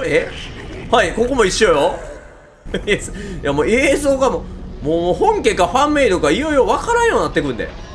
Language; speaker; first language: Japanese; native; Japanese